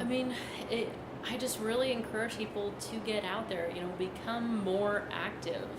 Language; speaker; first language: English; native; English